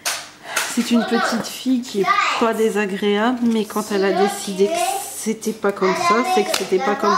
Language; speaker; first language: French; native; French